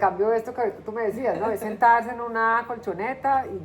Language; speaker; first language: Spanish; native; Spanish